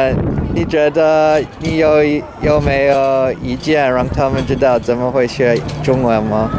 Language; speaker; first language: Chinese; non-native, learner; English